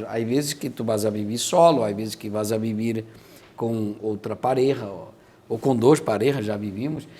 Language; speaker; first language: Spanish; non-native, fluent; Portuguese